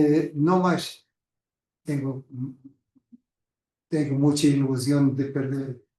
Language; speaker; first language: Spanish; non-native, fluent; Portuguese